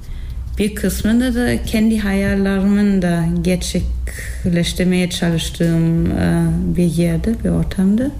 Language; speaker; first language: Turkish; non-native, fluent; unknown